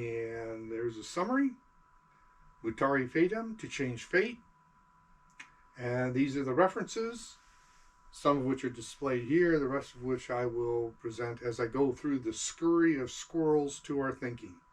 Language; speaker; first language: English; native; English